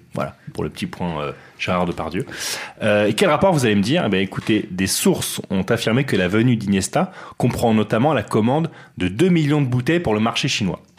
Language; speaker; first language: French; native; French